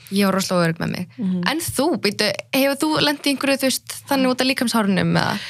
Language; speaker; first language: Icelandic; early bilingual, other home language; Central Kurdish